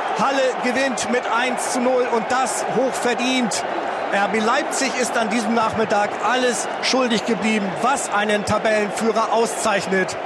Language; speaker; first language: German; native; German